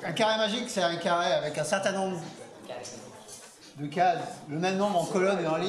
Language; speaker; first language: French; native; French